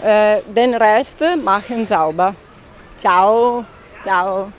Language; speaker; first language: German; non-native, learner; Italian